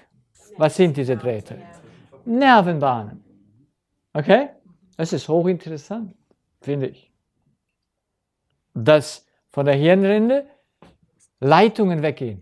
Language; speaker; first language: German; native; German